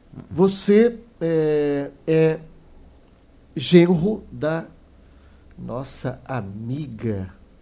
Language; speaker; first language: Portuguese; native; Portuguese